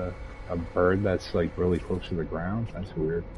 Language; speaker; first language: English; native; English